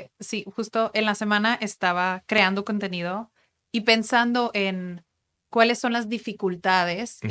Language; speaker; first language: Spanish; native; Spanish